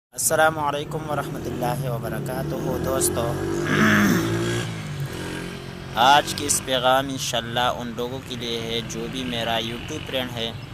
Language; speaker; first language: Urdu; non-native, local second language; Pashto